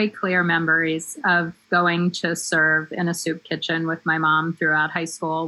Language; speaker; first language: English; native; English